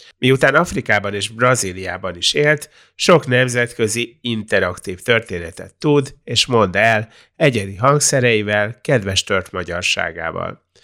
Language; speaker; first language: Hungarian; native; Hungarian